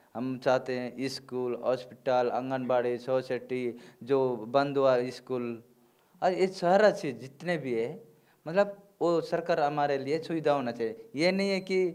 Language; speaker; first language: Hindi; non-native, local second language; Gondi